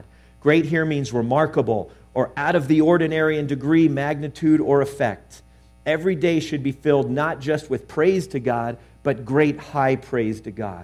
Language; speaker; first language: English; native; English